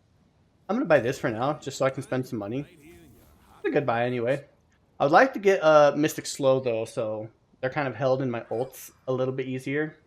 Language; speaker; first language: English; native; English